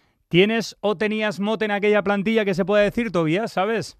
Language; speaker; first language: Spanish; native; Spanish